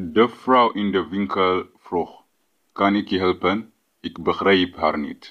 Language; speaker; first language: Dutch; non-native, learner; Tigrinya